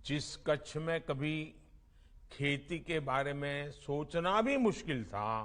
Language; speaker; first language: Hindi; non-native, local second language; Gujarati